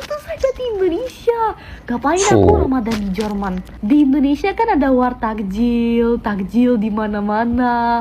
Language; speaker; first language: Indonesian; non-native, fluent; German